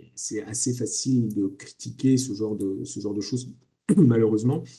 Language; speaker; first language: French; native; French